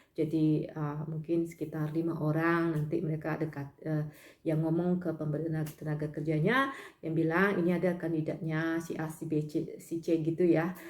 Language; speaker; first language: Indonesian; native; Indonesian